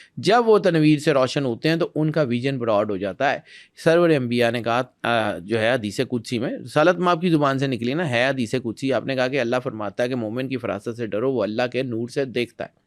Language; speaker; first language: Urdu; non-native, local second language; Punjabi